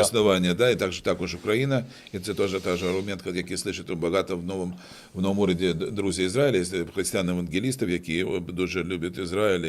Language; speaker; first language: Ukrainian; non-native, local second language; Russian